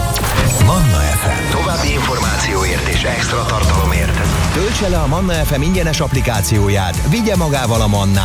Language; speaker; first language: Hungarian; native; Hungarian